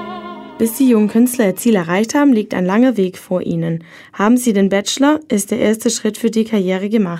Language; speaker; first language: German; native; German